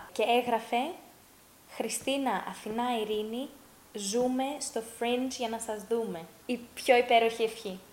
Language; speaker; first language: Greek; early bilingual, heritage; Greek